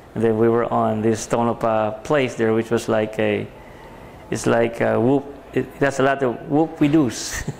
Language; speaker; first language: English; non-native, local second language; Filipino